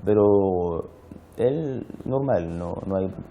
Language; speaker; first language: Spanish; non-native, learner; Arabic